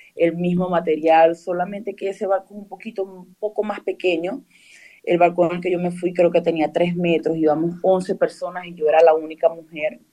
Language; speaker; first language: Spanish; native; Spanish